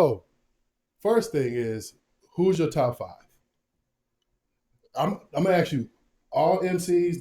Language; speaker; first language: English; native; English